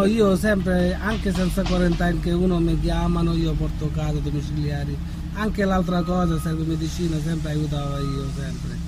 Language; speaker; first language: Italian; non-native, learner; Bangla